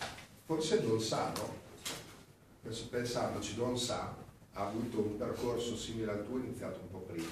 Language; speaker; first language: Italian; native; Italian